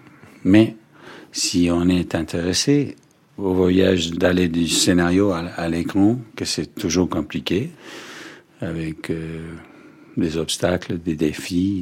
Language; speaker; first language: French; non-native, fluent; Danish